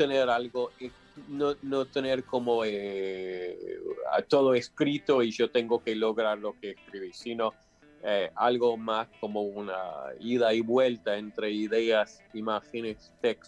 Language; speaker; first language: Spanish; non-native, fluent; English